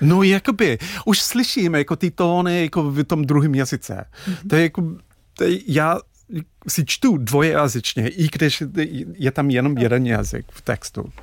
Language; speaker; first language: Czech; non-native, fluent; English